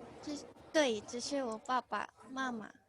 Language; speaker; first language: Chinese; non-native, learner; Indonesian